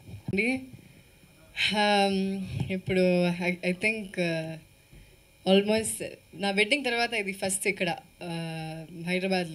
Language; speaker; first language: Telugu; non-native, fluent; Malayalam